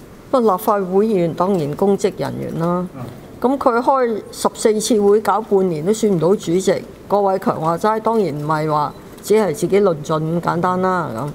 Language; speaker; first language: Cantonese; native; Cantonese